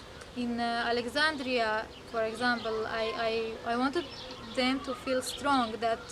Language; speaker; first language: English; non-native, fluent; Arabic